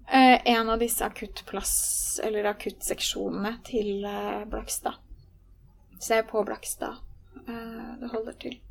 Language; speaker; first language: Norwegian; native; Norwegian